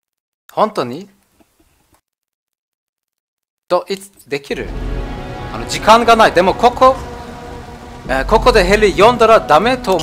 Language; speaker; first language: Japanese; non-native, learner; German